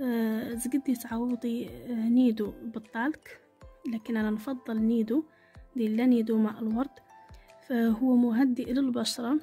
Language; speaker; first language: Arabic; native; Arabic